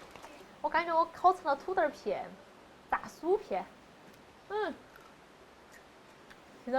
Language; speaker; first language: Chinese; native; Chinese